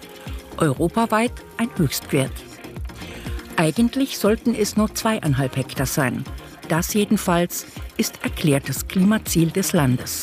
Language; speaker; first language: German; native; German